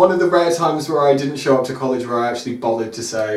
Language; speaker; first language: English; native; English